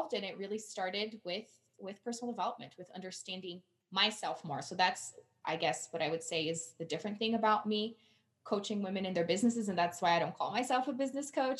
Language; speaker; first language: English; non-native, fluent; Portuguese